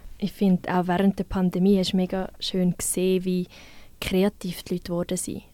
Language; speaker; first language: German; native; German